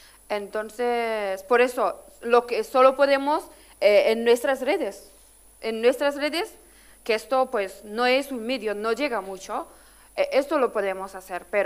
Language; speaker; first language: Spanish; non-native, fluent; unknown